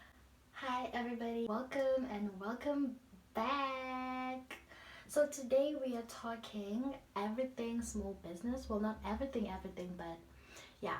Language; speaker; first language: English; non-native, local second language; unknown